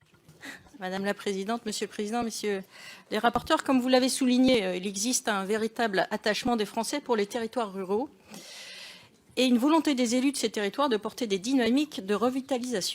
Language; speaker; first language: French; native; French